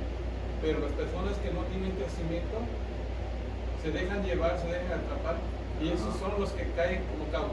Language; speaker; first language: Spanish; native; Spanish